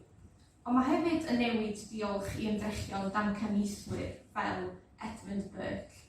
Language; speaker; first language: Welsh; native; Welsh